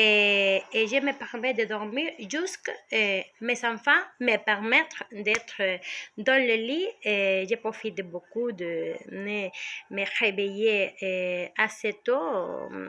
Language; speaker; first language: French; non-native, learner; Spanish